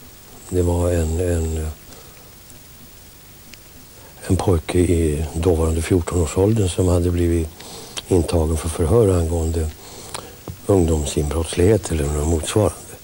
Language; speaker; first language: Swedish; native; Swedish